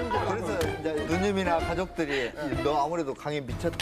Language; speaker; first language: Korean; native; Korean